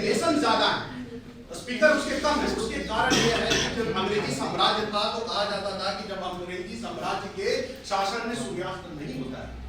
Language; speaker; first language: Hindi; native; Hindi